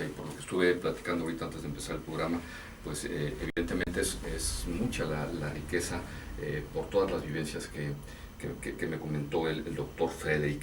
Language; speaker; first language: Spanish; native; Spanish